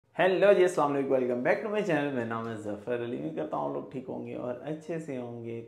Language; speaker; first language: Urdu; native; Urdu